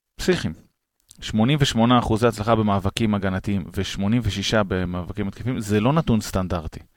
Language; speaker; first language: Hebrew; native; Hebrew